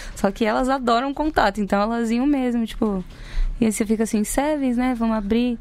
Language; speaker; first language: Portuguese; native; Portuguese